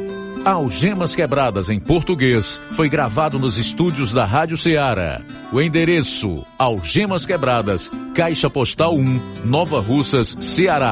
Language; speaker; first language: Portuguese; native; Portuguese